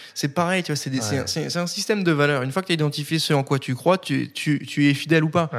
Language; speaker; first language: French; native; French